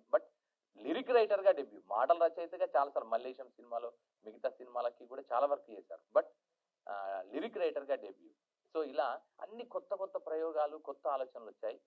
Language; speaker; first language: Telugu; native; Telugu